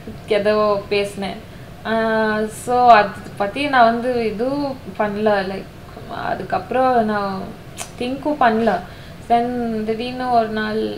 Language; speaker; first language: Tamil; non-native, fluent; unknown